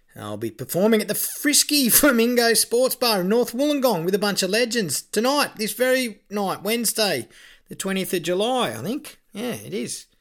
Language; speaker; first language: English; native; English